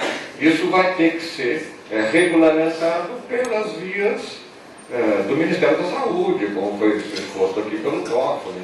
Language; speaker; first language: Portuguese; native; Portuguese